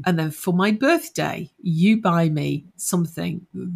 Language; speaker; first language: English; native; English